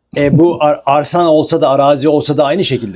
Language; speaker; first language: Turkish; native; Turkish